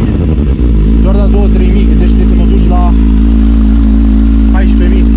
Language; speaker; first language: Romanian; native; Romanian